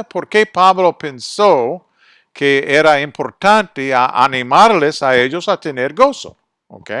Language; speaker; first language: Spanish; non-native, fluent; English